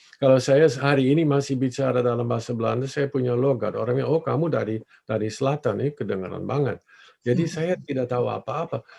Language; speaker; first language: Indonesian; non-native, fluent; Dutch